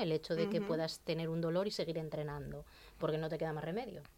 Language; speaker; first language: Spanish; native; Spanish